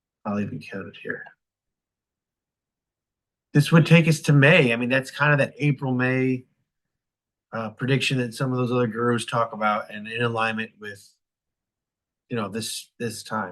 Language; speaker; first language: English; native; English